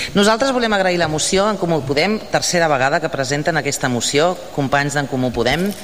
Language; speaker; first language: Catalan; non-native, local second language; Spanish